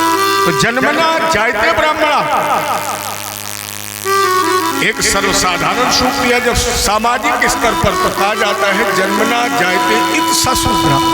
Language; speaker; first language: Hindi; native; Hindi